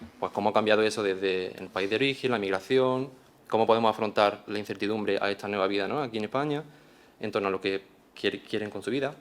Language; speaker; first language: Spanish; native; Spanish